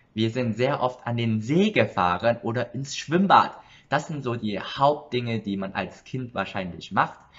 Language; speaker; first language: German; early bilingual, other home language; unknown